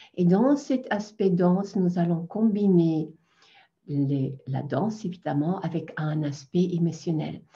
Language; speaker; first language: French; non-native, fluent; German